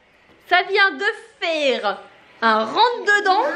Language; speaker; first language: French; native; French